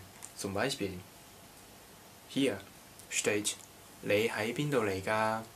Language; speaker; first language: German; non-native, learner; Cantonese